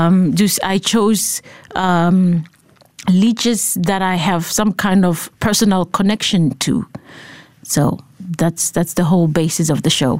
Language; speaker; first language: English; non-native, local second language; Southern Sotho